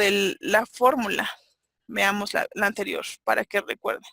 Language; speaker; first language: Spanish; native; Spanish